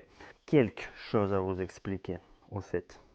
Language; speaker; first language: French; non-native, fluent; Russian